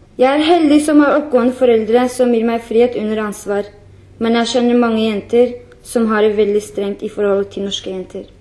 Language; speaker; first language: Norwegian; non-native, fluent; Kurdish